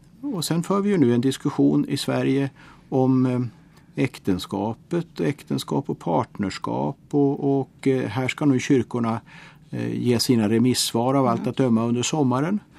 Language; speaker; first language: Swedish; native; Swedish